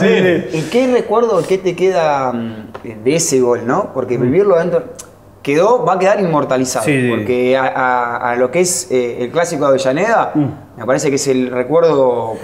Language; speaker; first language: Spanish; native; Spanish